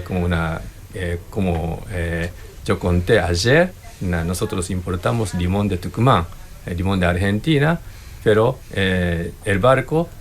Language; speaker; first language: Spanish; non-native, learner; Japanese